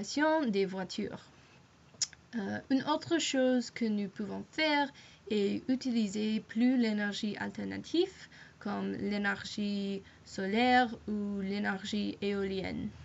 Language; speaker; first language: French; non-native, learner; English